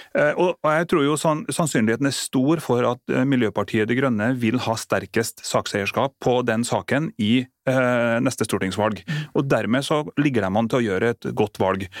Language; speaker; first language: Norwegian; native; Norwegian